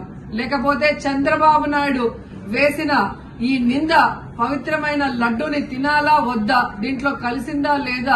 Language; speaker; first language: Telugu; native; Telugu